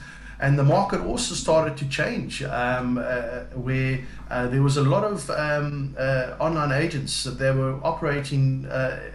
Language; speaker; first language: English; native; English